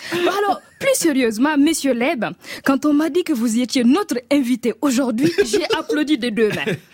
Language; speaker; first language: French; non-native, local second language; Mossi